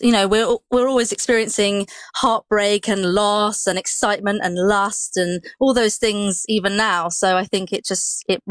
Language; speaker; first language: English; native; English